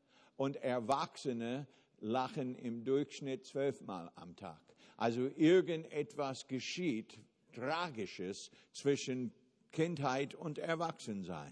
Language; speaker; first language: German; non-native, fluent; English